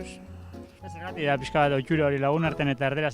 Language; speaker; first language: Basque; native; Basque